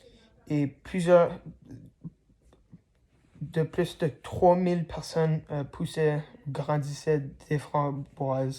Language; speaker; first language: French; non-native, learner; English